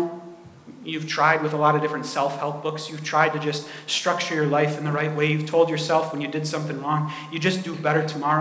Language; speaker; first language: English; native; English